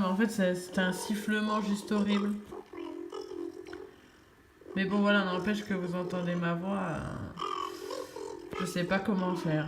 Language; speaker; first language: French; native; French